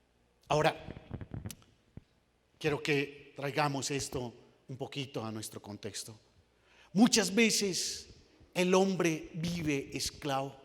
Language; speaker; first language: Spanish; native; Spanish